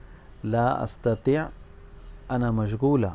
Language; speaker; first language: Arabic; non-native, fluent; Urdu